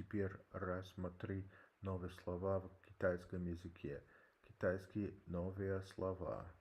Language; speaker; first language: Russian; non-native, learner; English